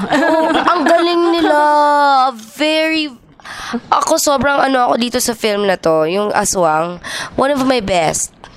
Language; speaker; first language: Filipino; non-native, local second language; Cebuano